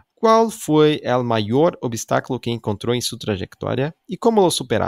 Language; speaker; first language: Spanish; non-native, fluent; Portuguese